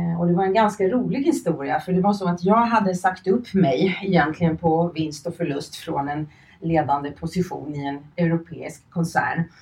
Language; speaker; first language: Swedish; early bilingual, other home language; Finnish